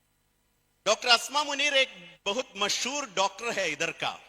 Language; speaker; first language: Hindi; non-native, fluent; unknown